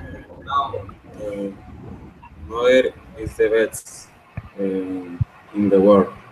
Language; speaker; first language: English; non-native, learner; Spanish